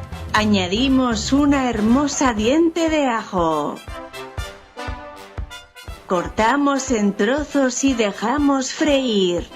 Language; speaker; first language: Spanish; non-native, learner; Italian